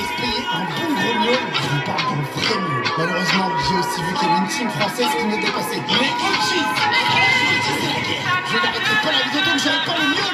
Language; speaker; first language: French; native; French